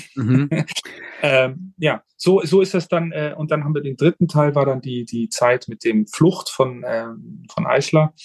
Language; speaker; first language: German; native; German